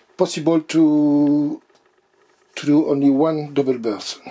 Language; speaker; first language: English; non-native, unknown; French